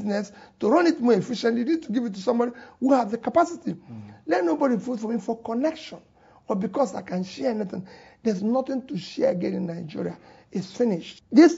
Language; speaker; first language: English; non-native, local second language; Igbo